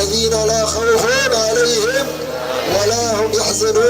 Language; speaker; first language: Arabic; native; Arabic